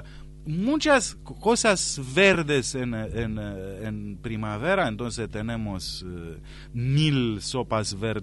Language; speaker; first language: Spanish; non-native, fluent; Romanian